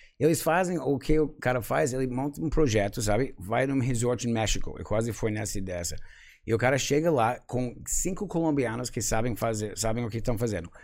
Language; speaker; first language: Portuguese; non-native, fluent; English